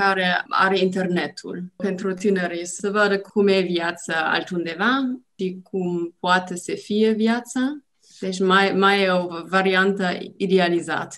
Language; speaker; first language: Romanian; non-native, learner; German